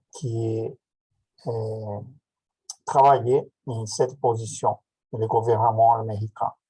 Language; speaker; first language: French; non-native, learner; Portuguese